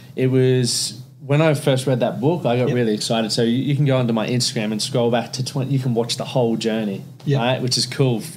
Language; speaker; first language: English; native; English